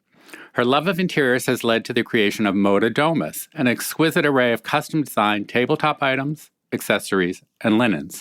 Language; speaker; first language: English; native; English